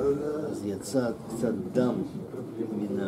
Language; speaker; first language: Hebrew; non-native, fluent; Russian